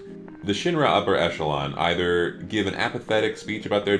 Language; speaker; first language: English; native; English